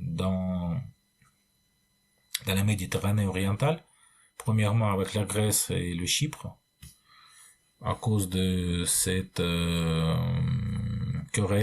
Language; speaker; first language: French; non-native, fluent; Russian